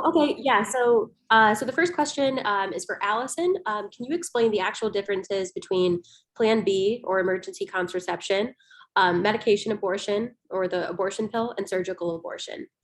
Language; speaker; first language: English; native; English